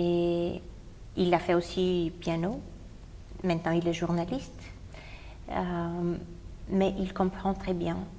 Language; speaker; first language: French; non-native, fluent; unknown